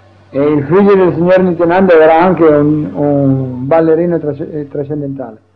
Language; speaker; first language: Italian; native; Italian